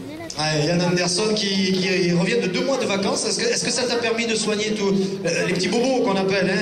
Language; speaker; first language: French; native; French